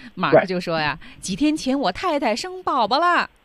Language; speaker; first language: Chinese; native; Chinese